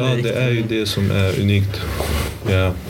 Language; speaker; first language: Swedish; early bilingual, other home language; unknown